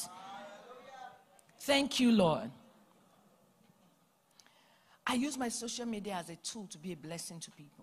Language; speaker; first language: English; non-native, local second language; Yoruba